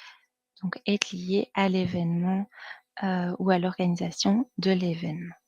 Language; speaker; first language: French; native; French